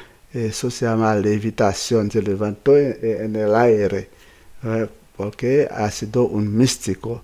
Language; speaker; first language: Spanish; non-native, fluent; Haitian Creole